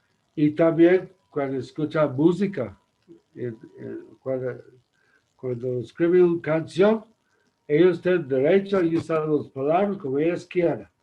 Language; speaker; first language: Spanish; non-native, learner; English